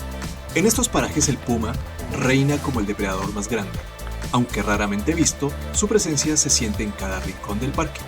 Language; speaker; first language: Spanish; native; Spanish